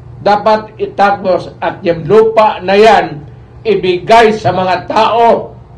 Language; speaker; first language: Filipino; non-native, local second language; Cebuano